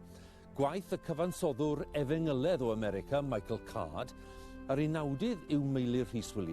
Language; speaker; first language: Welsh; native; Welsh